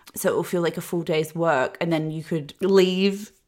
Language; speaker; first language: English; native; English